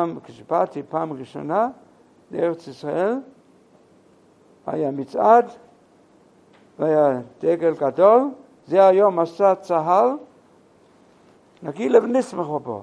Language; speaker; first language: Hebrew; non-native, fluent; English